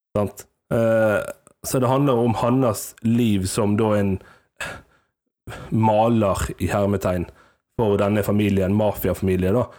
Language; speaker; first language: Norwegian; native; Norwegian